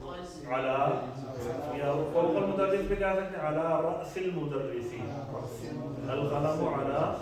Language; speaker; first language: Arabic; non-native, fluent; Urdu